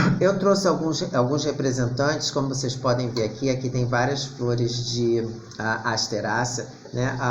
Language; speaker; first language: Portuguese; native; Portuguese